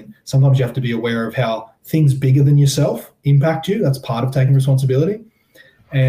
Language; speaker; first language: English; native; English